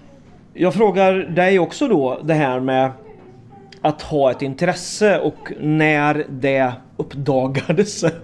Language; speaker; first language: Swedish; native; Swedish